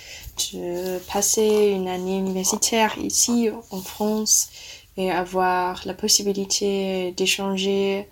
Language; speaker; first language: French; non-native, fluent; German